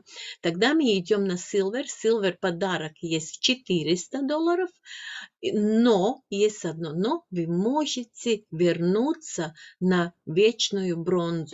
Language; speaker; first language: Russian; non-native, fluent; Latvian